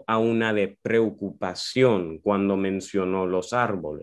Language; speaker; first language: Spanish; early bilingual, heritage; Spanish